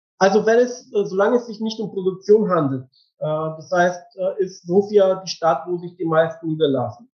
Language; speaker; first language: German; non-native, fluent; Bulgarian